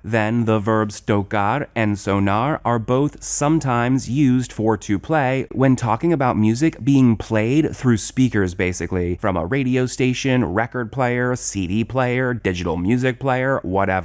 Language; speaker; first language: English; native; English